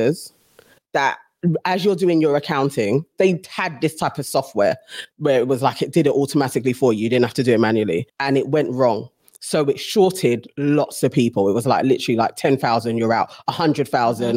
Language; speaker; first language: English; native; English